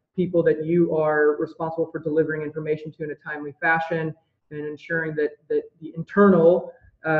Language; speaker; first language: English; native; English